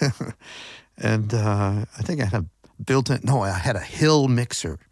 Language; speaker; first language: English; native; English